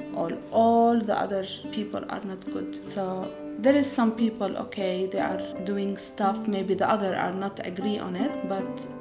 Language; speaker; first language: English; non-native, fluent; Arabic